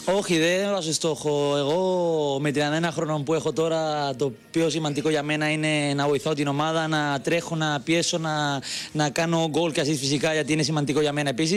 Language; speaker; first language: Greek; non-native, learner; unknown